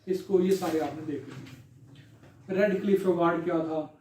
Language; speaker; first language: Urdu; non-native, local second language; Punjabi